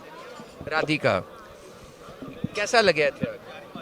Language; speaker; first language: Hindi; non-native, local second language; Punjabi